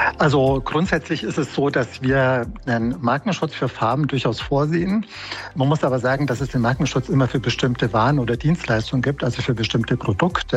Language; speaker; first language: German; native; German